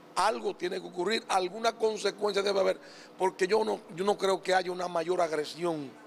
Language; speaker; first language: Spanish; native; Spanish